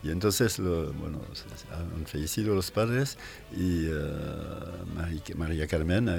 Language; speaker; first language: Spanish; non-native, fluent; French